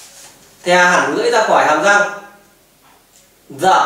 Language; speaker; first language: Vietnamese; native; Vietnamese